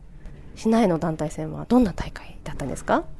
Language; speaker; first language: Japanese; native; Japanese